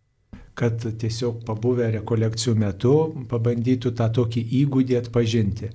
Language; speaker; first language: Lithuanian; native; Lithuanian